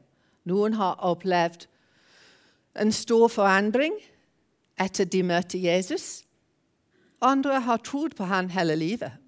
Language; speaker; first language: Norwegian; non-native, fluent; English